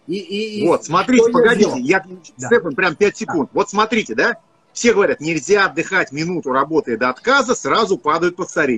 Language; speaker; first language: Russian; native; Russian